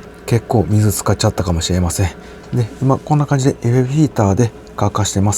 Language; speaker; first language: Japanese; native; Japanese